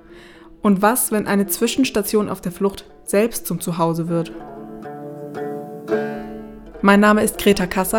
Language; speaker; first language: German; native; German